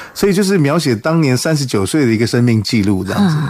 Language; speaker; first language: Chinese; native; Chinese